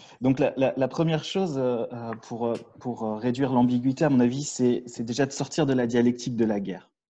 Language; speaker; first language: French; native; French